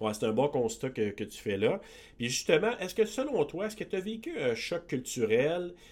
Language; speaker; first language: French; native; French